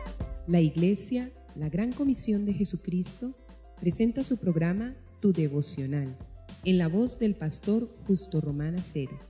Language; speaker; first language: Spanish; native; Spanish